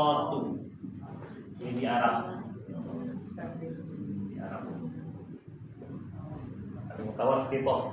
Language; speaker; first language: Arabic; non-native, fluent; Indonesian